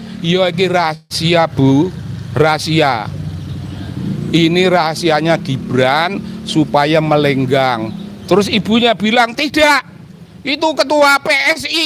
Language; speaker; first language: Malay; non-native, local second language; Javanese